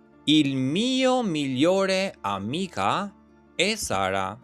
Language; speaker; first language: Italian; non-native, learner; Albanian